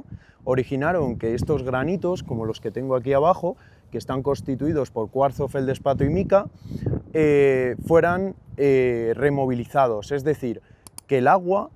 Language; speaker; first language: Spanish; native; Spanish